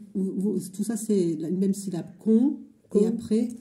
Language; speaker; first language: French; native; French